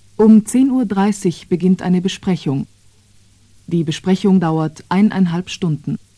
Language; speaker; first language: German; native; German